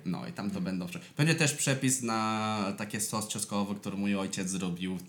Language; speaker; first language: Polish; non-native, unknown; Romanian